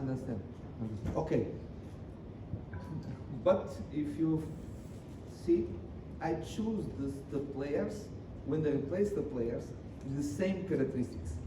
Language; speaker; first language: English; non-native, learner; Portuguese